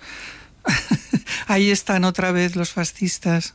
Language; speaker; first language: Spanish; non-native, local second language; Catalan